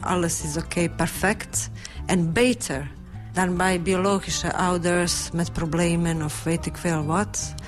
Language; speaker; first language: Dutch; non-native, fluent; Bosnian